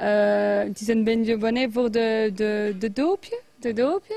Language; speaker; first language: Dutch; non-native, learner; French